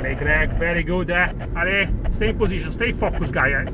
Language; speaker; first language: English; non-native, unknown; Italian